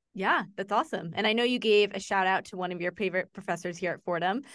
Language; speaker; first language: English; native; English